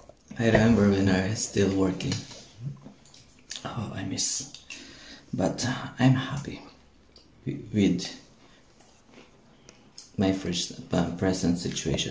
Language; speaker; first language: English; non-native, learner; Filipino